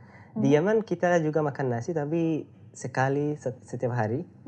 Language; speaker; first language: Indonesian; non-native, learner; Arabic